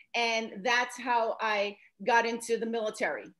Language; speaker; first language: English; native; English